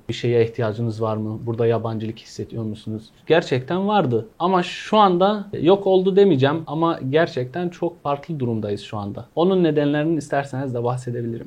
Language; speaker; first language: Turkish; non-native, fluent; Arabic